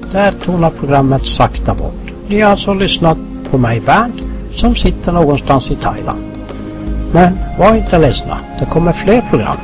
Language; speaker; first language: Swedish; native; Swedish